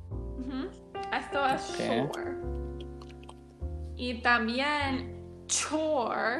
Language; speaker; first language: Spanish; non-native, learner; English